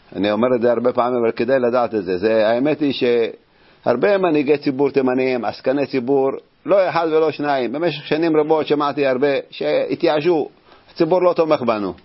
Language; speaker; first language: Hebrew; native; Hebrew